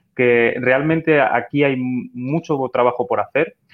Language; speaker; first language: Spanish; native; Spanish